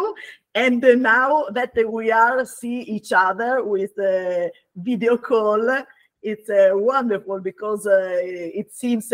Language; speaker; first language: English; non-native, learner; Italian